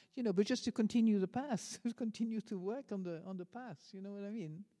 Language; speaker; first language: English; non-native, fluent; French